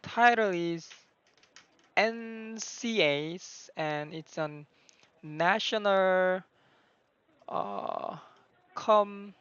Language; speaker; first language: English; non-native, learner; Korean